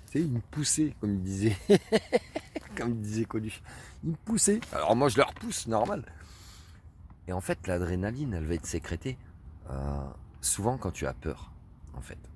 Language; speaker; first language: French; native; French